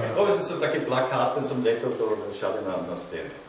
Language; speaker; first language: Slovak; non-native, learner; German